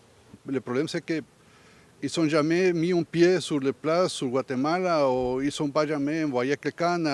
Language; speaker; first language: French; non-native, learner; Spanish